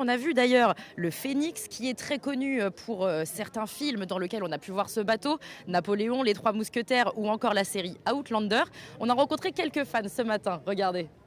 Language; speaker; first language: French; native; French